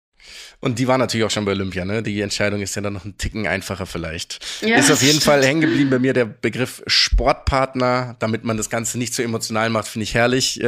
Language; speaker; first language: German; native; German